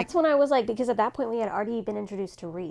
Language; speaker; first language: English; native; English